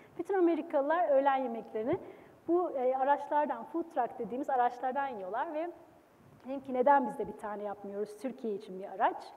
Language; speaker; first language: Turkish; native; Turkish